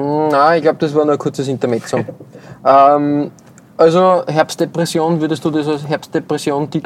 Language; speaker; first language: German; native; German